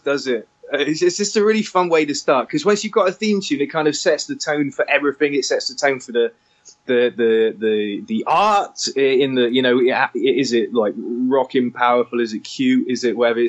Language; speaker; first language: English; native; English